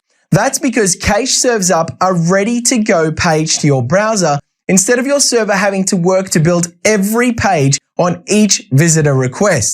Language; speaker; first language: English; native; English